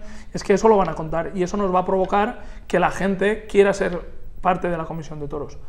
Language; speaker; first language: Spanish; native; Spanish